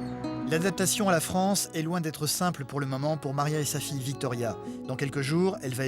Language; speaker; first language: French; native; French